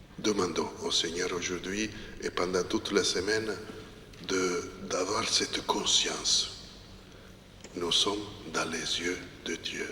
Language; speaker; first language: French; non-native, fluent; Italian